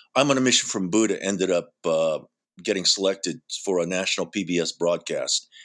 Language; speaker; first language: English; native; English